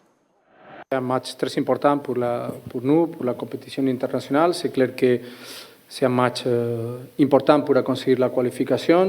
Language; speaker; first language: French; non-native, learner; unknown